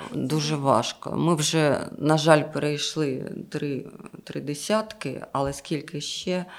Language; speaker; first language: Ukrainian; non-native, local second language; Russian